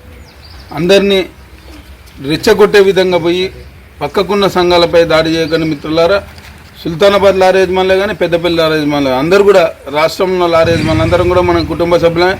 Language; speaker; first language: Telugu; native; Telugu